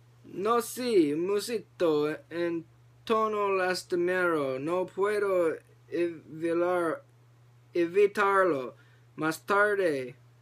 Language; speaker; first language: Spanish; non-native, learner; English